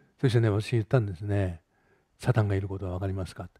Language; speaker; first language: Japanese; native; Japanese